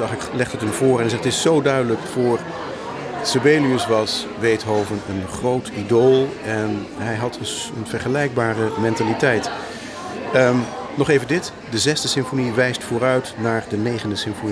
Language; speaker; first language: Dutch; native; Dutch